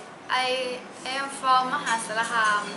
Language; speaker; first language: English; non-native, learner; Thai